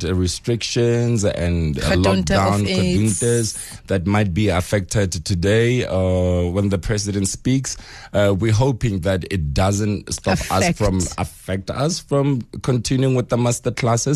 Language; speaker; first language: English; non-native, local second language; Northern Sotho